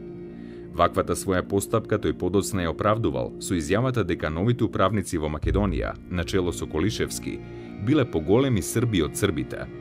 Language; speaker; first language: Macedonian; native; Macedonian